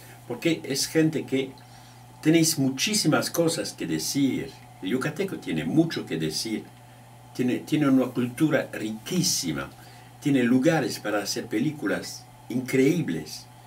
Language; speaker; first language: Spanish; non-native, fluent; French